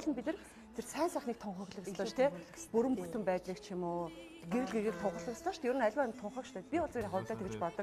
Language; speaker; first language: Mongolian; native; Mongolian